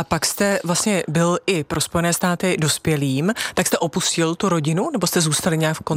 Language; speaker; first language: Czech; native; Czech